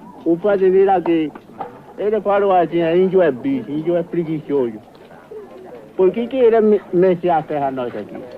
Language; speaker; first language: Portuguese; non-native, local second language; Kayapó